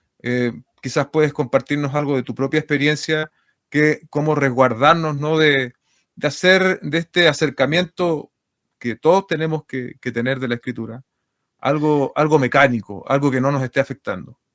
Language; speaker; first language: Spanish; native; Spanish